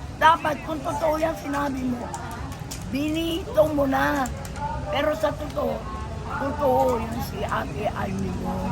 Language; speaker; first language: Filipino; non-native, local second language; Iloko